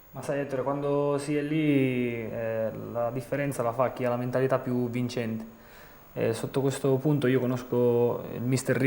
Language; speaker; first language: Italian; native; Italian